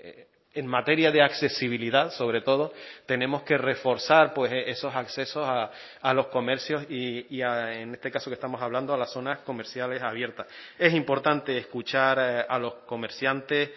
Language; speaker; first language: Spanish; native; Spanish